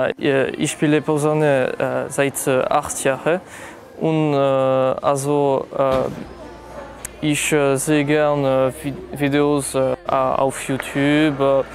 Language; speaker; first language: German; non-native, learner; French